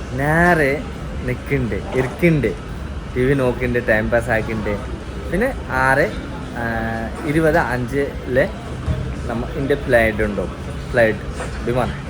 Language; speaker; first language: Malayalam; non-native, learner; Bangla